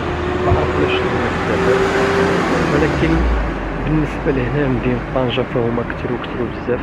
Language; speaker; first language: Arabic; native; Arabic